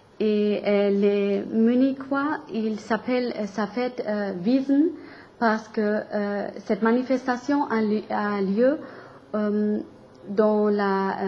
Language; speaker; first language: French; non-native, learner; German